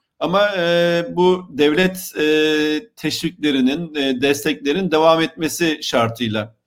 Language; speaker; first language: Turkish; native; Turkish